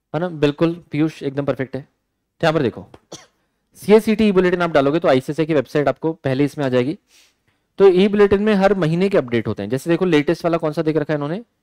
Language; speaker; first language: Hindi; native; Hindi